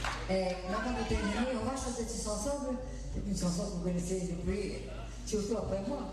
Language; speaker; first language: French; non-native, fluent; Portuguese